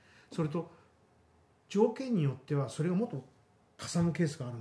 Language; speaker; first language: Japanese; native; Japanese